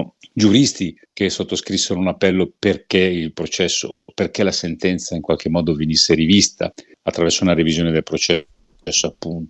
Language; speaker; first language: Italian; native; Italian